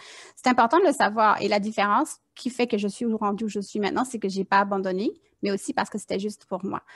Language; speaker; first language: French; native; French